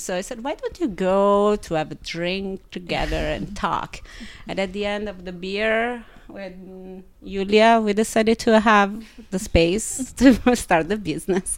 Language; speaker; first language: English; non-native, fluent; Italian